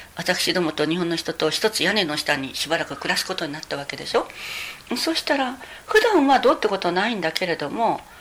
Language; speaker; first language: Japanese; native; Japanese